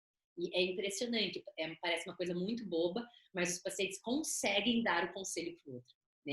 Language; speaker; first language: Portuguese; native; Portuguese